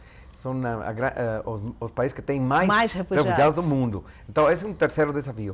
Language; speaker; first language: Portuguese; non-native, fluent; Spanish